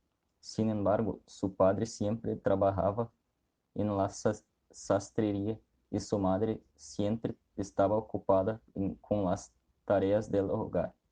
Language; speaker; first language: Spanish; non-native, learner; Portuguese